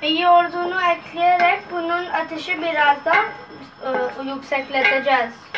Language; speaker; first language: Turkish; non-native, learner; Urdu